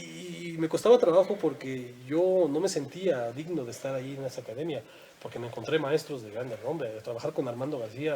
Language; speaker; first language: Spanish; native; Spanish